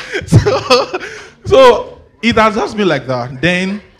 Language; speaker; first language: English; non-native, local second language; Yoruba